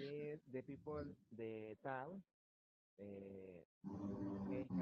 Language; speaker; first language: English; non-native, learner; Spanish